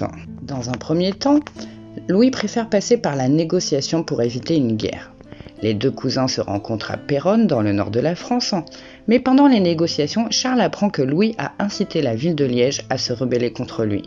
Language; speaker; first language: French; native; French